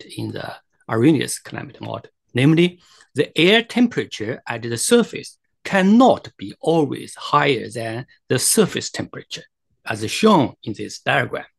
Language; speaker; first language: English; non-native, fluent; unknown